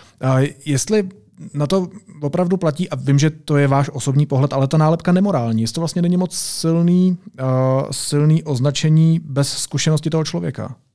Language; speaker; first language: Czech; native; Czech